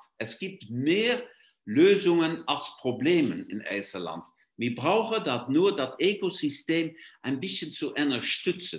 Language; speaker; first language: German; non-native, fluent; Luxembourgish